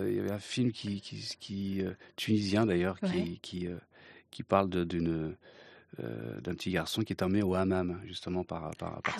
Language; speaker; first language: French; early bilingual, other home language; Kabyle